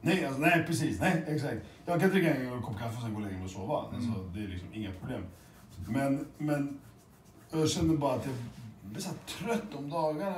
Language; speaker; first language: Swedish; early bilingual, other home language; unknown